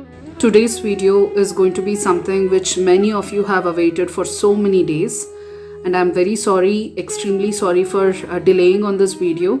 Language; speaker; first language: English; non-native, local second language; Kannada